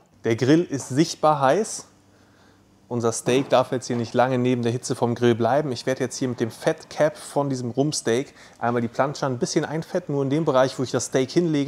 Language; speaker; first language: German; native; German